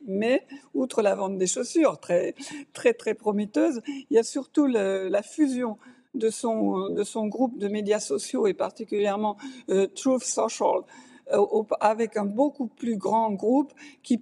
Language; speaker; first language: French; native; French